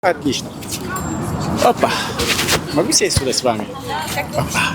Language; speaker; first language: Russian; non-native, learner; Turkish